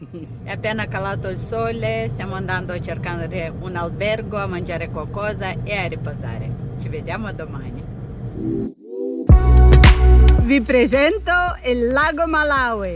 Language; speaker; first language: Italian; non-native, fluent; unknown